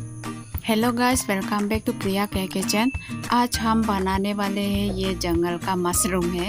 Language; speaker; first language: Hindi; non-native, local second language; Karbi